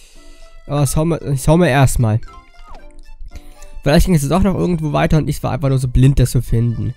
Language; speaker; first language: German; native; German